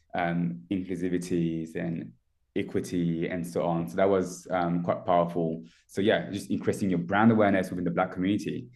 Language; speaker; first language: English; non-native, fluent; French